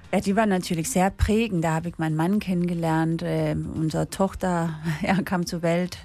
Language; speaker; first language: German; non-native, fluent; English